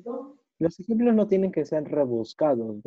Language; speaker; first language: Spanish; native; Spanish